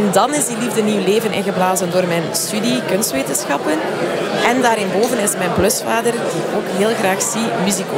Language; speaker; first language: Dutch; native; Dutch